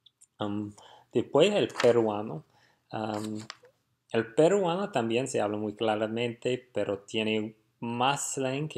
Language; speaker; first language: Spanish; non-native, fluent; English